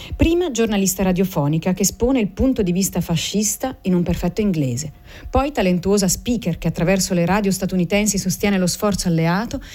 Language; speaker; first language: Italian; native; Italian